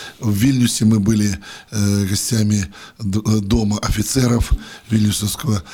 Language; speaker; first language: Russian; native; Russian